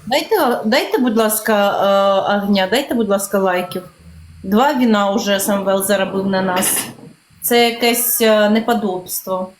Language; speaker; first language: Ukrainian; non-native, local second language; Russian